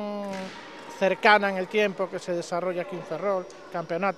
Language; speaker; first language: Spanish; native; Spanish